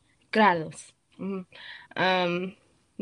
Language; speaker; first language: Spanish; non-native, learner; English